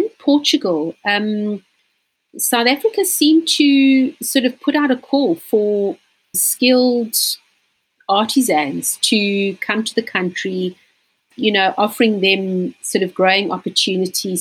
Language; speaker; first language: English; native; English